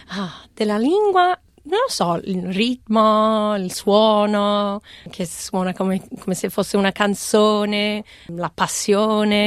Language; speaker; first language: Italian; non-native, fluent; English